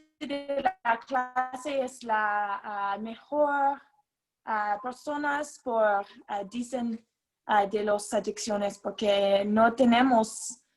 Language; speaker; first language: Spanish; non-native, learner; English